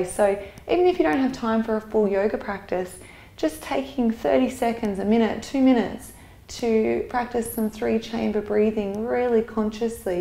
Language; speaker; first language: English; native; English